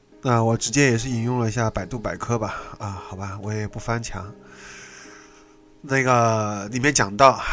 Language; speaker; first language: Chinese; native; Chinese